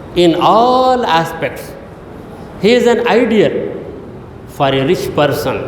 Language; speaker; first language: English; non-native, local second language; Urdu